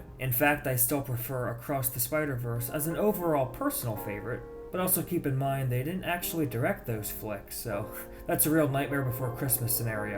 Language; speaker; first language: English; native; English